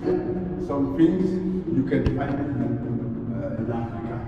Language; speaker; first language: English; non-native, learner; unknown